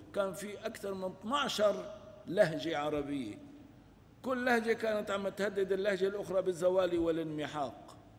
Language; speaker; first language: Arabic; non-native, local second language; Kurdish